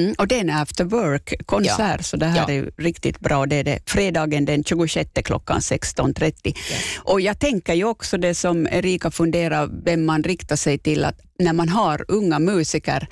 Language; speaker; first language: Swedish; native; Swedish